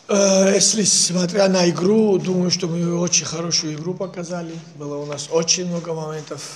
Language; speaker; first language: Russian; non-native, fluent; Georgian